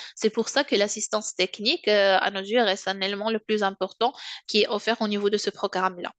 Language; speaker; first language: French; non-native, local second language; Arabic